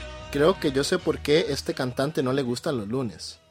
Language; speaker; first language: Spanish; native; Spanish